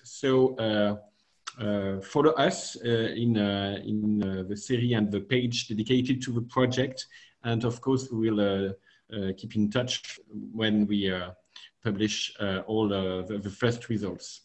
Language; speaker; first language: English; non-native, fluent; French